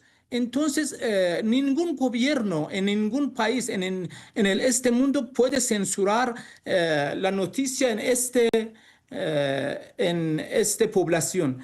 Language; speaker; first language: Spanish; non-native, learner; Persian